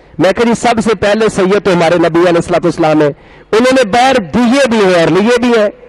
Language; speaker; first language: Urdu; non-native, local second language; Punjabi